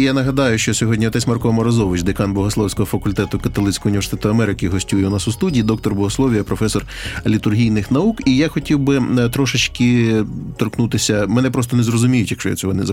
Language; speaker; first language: Ukrainian; native; Ukrainian